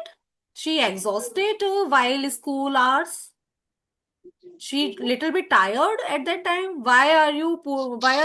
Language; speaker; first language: English; non-native, learner; Hindi